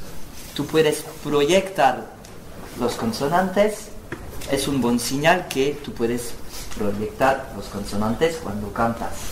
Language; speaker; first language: Spanish; non-native, learner; French